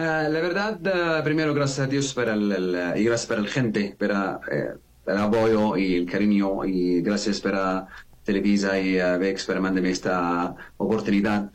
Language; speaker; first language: Spanish; non-native, learner; Arabic